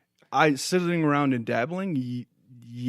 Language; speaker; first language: English; native; English